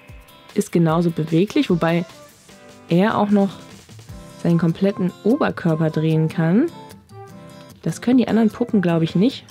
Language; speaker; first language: German; native; German